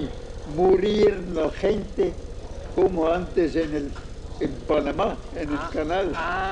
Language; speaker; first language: Spanish; non-native, fluent; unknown